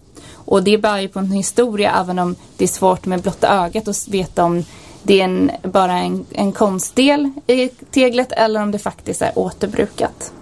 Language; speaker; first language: Swedish; native; Swedish